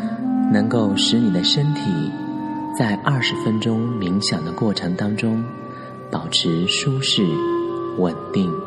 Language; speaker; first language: Chinese; native; Chinese